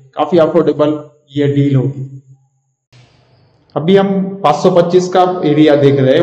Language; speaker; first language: Hindi; non-native, local second language; Marathi